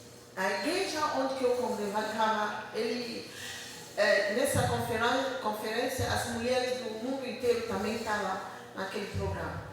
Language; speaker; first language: Portuguese; non-native, learner; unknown